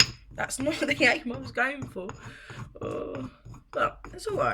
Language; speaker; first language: English; native; English